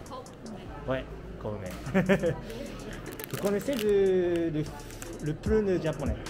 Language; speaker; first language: French; non-native, learner; Japanese